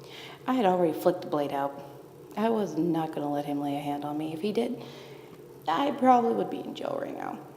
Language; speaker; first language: English; native; English